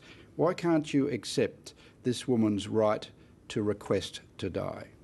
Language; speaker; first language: English; native; English